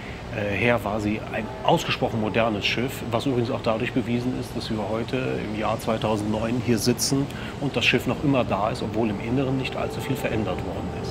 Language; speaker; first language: German; native; German